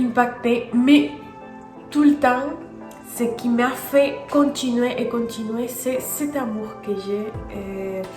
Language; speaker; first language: French; non-native, fluent; Spanish